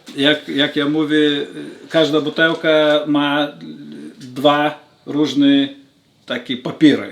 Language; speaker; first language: Polish; non-native, learner; Lithuanian